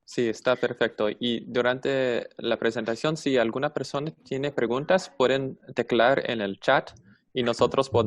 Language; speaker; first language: Spanish; non-native, fluent; English